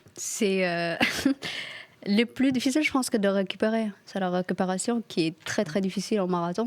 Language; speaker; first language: French; non-native, fluent; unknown